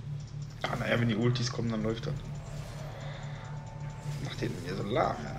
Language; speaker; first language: German; native; German